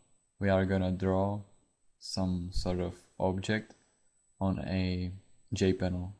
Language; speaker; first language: English; non-native, fluent; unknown